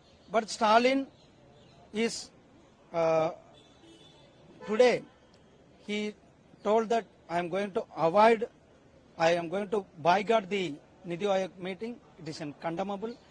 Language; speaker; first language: English; non-native, local second language; Tamil